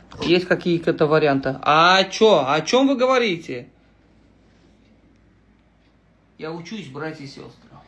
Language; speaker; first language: Russian; non-native, local second language; Uzbek